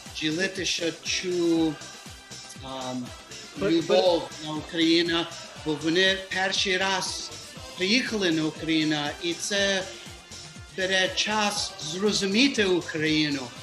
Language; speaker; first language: Ukrainian; early bilingual, heritage; Ukrainian